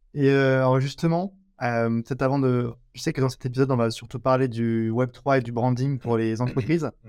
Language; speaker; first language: French; native; French